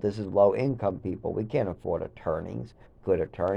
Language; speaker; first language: English; native; English